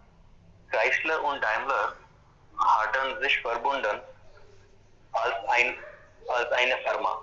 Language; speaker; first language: German; non-native, fluent; Hindi